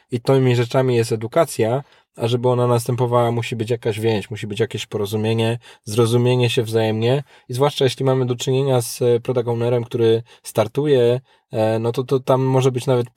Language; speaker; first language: Polish; native; Polish